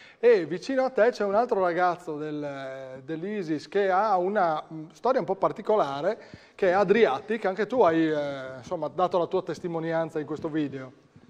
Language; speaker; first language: Italian; native; Italian